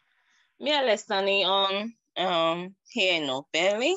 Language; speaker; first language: Finnish; non-native, learner; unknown